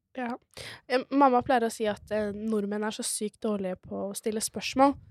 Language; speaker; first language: Norwegian; native; Norwegian